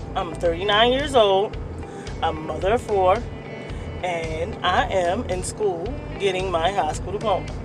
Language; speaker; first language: English; native; English